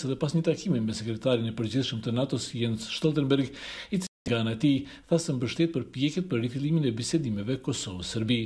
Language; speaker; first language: Albanian; native; Albanian